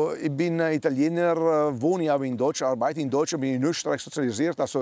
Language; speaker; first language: German; non-native, fluent; Italian